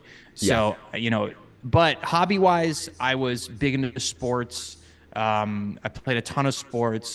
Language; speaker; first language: English; native; English